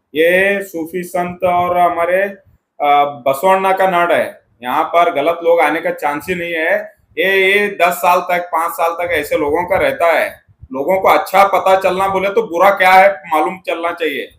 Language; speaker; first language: Hindi; non-native, local second language; Kannada